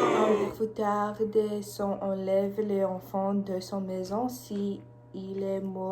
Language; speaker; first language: French; non-native, learner; English